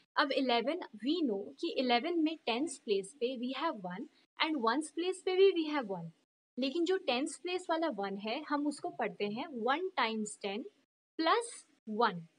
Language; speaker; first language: Hindi; native; Hindi